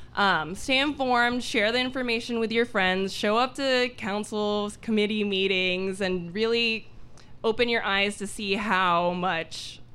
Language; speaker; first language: English; early bilingual, other home language; Filipino